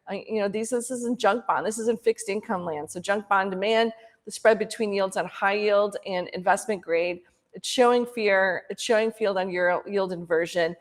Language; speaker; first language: English; native; English